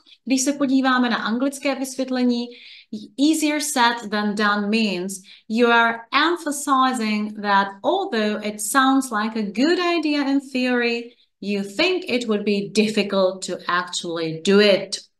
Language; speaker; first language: English; non-native, fluent; Czech